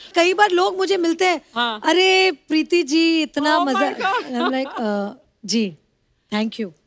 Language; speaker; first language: Hindi; non-native, local second language; Bangla